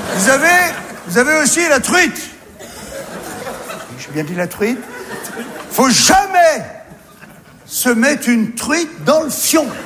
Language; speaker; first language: French; native; French